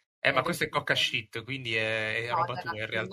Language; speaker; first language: Italian; native; Italian